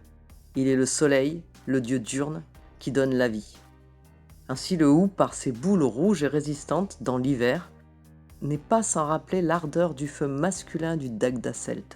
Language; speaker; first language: French; native; French